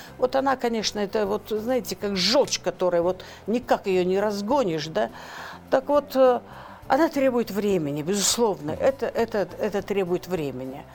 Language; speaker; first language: Russian; non-native, local second language; Kyrgyz